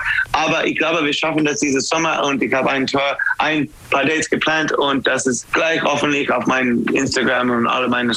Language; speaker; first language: German; non-native, fluent; English